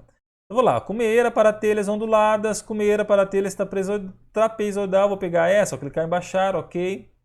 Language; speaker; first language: Portuguese; native; Portuguese